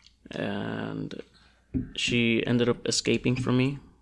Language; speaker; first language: English; early bilingual, other home language; Spanish